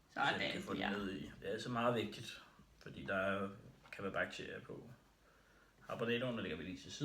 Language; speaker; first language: Danish; native; Danish